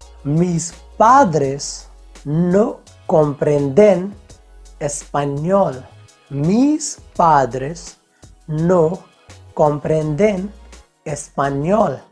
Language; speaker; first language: Spanish; non-native, fluent; Hindi